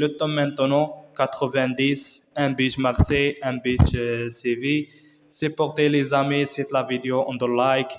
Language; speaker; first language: French; non-native, learner; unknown